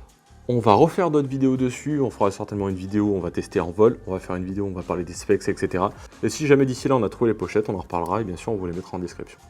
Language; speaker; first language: French; native; French